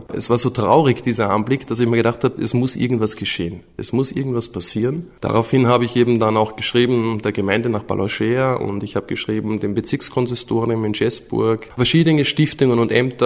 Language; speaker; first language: German; native; German